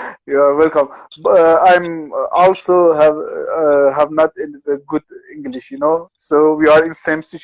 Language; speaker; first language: English; non-native, learner; Persian